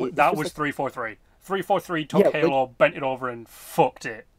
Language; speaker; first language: English; native; English